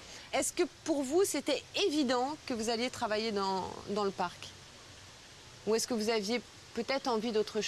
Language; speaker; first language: French; native; French